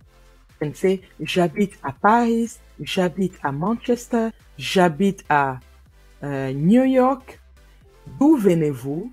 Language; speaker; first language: French; non-native, fluent; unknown